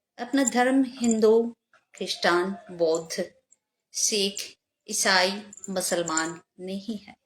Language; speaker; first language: Hindi; non-native, local second language; Bangla